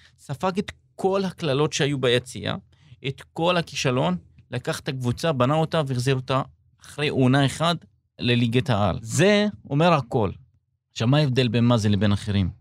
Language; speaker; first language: Hebrew; non-native, local second language; Arabic